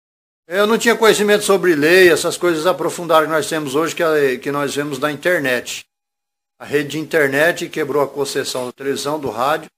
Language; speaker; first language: Portuguese; native; Portuguese